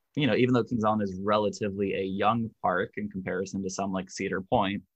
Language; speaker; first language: English; native; English